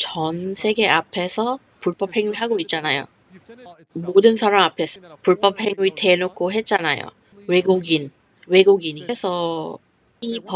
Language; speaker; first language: Korean; non-native, fluent; English